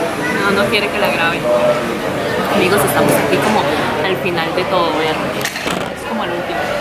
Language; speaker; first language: Spanish; early bilingual, other home language; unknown